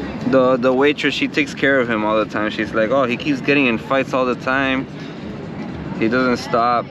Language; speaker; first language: English; early bilingual, other home language; Spanish